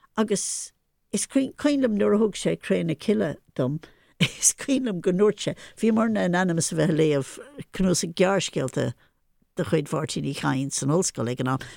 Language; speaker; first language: Irish; non-native, local second language; English